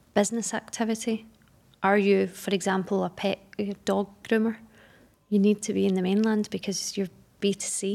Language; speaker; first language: English; native; English